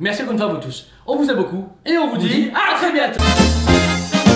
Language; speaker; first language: French; native; French